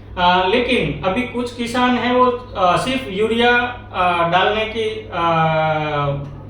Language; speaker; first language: Hindi; non-native, local second language; Marathi